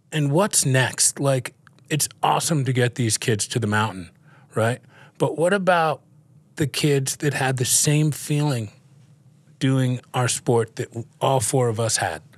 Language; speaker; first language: English; native; English